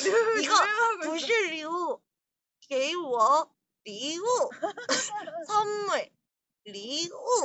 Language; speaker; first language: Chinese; non-native, learner; Korean